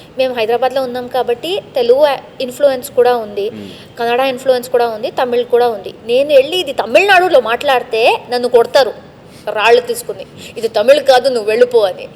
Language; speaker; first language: Telugu; non-native, local second language; Tamil